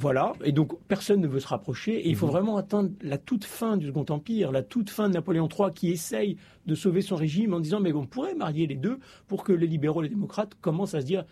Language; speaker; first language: French; native; French